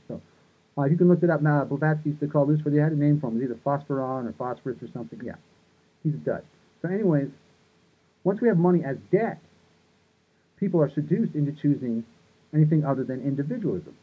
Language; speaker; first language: English; native; English